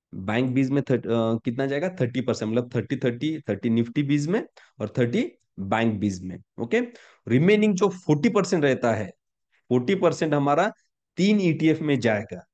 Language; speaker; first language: Hindi; non-native, local second language; Marathi